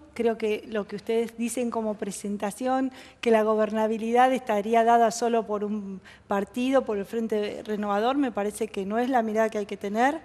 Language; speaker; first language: Spanish; native; Spanish